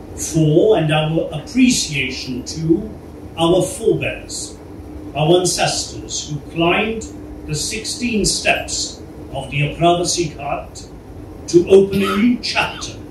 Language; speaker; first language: English; non-native, local second language; Morisyen